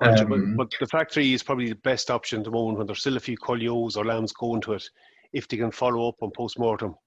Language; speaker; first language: English; native; English